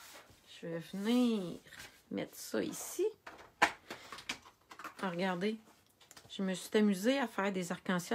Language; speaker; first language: French; native; French